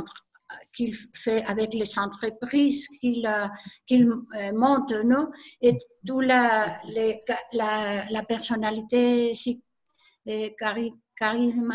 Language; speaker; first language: French; non-native, learner; Spanish